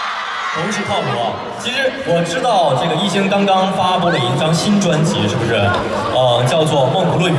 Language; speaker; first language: Chinese; native; Chinese